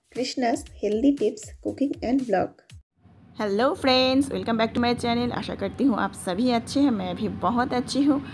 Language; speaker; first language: Hindi; non-native, local second language; Bangla